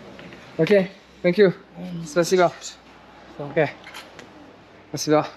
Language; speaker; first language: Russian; non-native, learner; French